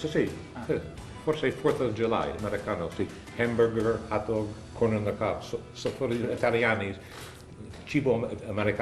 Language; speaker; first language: Italian; non-native, learner; English